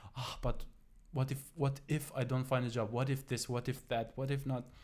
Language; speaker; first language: English; non-native, fluent; Persian